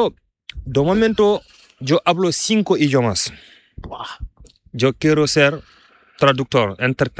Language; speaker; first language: Spanish; non-native, learner; Fula